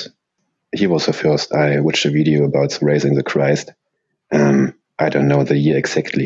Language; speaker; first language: English; non-native, fluent; German